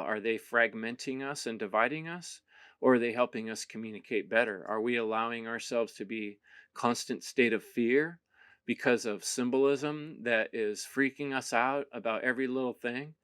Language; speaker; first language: English; native; English